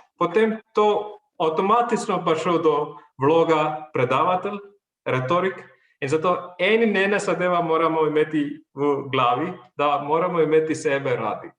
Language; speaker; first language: Slovenian; non-native, fluent; Malayalam